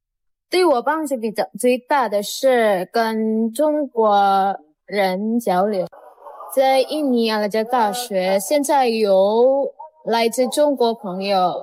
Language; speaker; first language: Chinese; non-native, learner; Indonesian